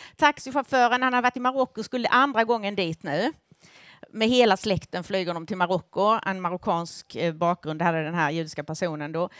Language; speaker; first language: Swedish; native; Swedish